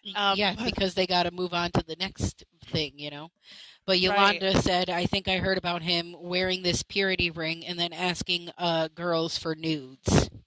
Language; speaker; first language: English; native; English